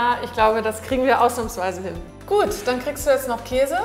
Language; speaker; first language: German; native; German